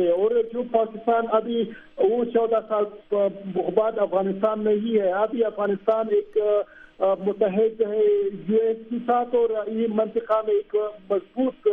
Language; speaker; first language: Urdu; non-native, fluent; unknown